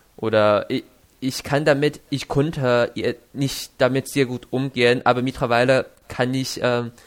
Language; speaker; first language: German; non-native, fluent; Chinese